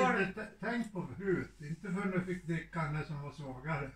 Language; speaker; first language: Swedish; native; Swedish